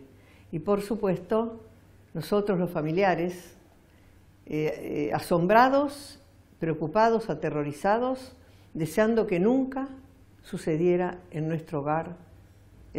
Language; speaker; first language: Spanish; native; Spanish